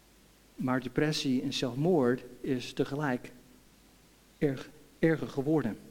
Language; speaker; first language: Dutch; non-native, fluent; English